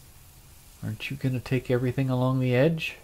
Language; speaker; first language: English; native; English